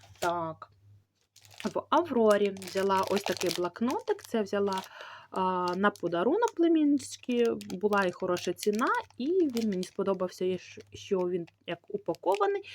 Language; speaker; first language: Ukrainian; native; Ukrainian